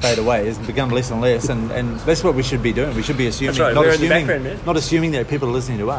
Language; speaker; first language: English; native; English